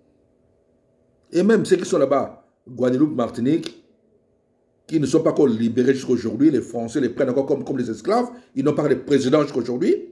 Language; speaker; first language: French; non-native, local second language; Lingala